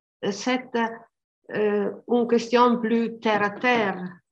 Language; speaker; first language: French; non-native, learner; Italian